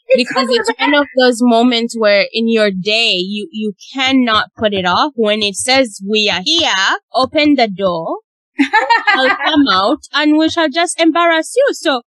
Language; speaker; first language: English; non-native, local second language; Ganda